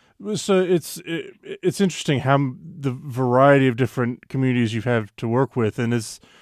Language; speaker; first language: English; native; English